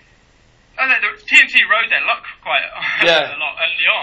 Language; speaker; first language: English; native; English